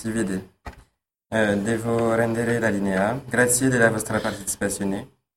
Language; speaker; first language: Italian; non-native, learner; French